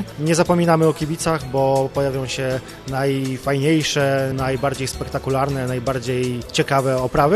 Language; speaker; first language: Polish; native; Polish